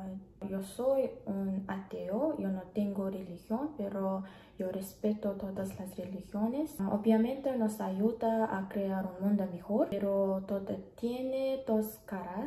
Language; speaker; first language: Spanish; non-native, learner; Mongolian